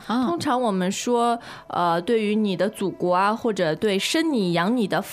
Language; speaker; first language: Chinese; native; Chinese